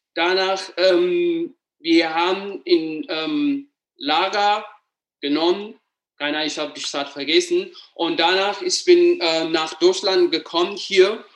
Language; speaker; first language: German; non-native, learner; Amharic